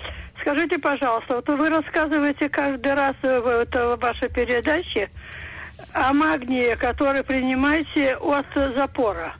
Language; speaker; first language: Russian; native; Russian